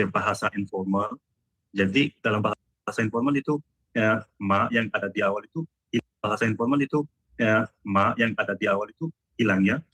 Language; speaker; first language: Indonesian; non-native, learner; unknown